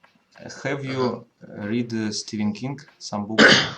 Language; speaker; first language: English; non-native, learner; Russian